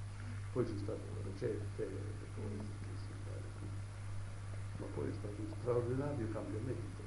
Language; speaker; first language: Italian; early bilingual, heritage; Italian